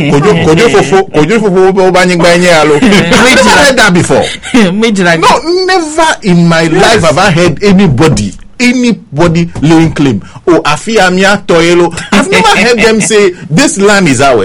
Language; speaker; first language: English; non-native, local second language; Ewe